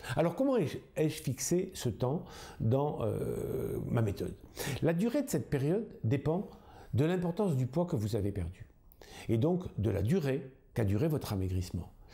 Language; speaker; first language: French; native; French